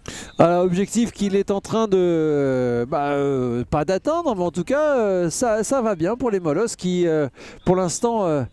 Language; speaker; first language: French; native; French